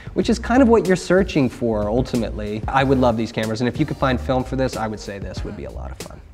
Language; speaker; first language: English; native; English